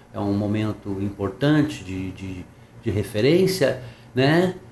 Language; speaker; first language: Portuguese; native; Portuguese